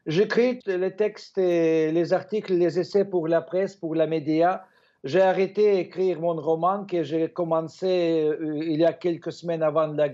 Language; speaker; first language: French; non-native, fluent; Ukrainian